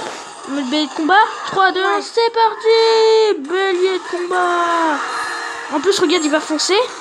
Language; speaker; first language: French; native; French